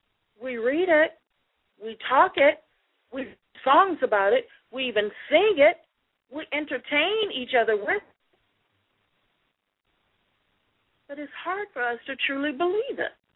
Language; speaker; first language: English; native; English